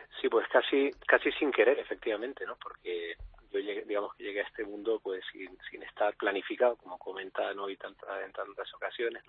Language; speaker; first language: Spanish; native; Spanish